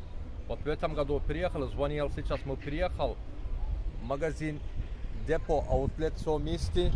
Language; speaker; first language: Russian; non-native, learner; Turkish